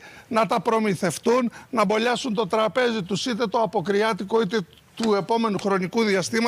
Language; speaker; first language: Greek; native; Greek